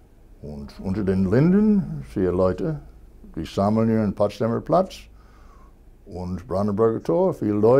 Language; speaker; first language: German; non-native, learner; English